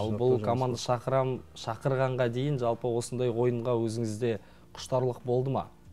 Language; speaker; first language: Kazakh; native; Kazakh